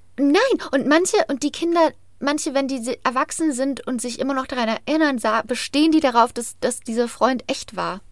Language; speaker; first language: German; native; German